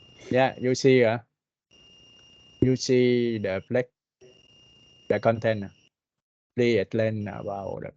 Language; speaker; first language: English; non-native, learner; Vietnamese